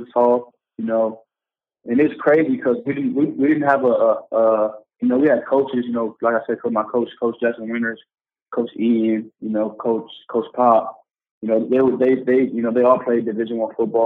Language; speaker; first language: English; native; English